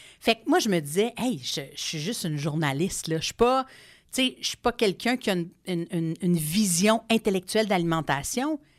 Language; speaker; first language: French; non-native, local second language; English